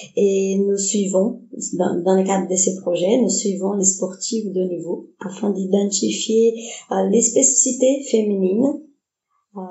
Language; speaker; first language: French; non-native, fluent; Portuguese